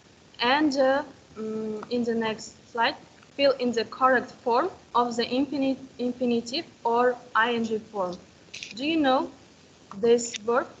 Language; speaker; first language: English; non-native, learner; Kazakh